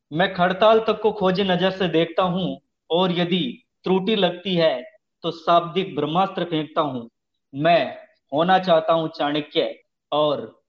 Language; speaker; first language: Hindi; native; Hindi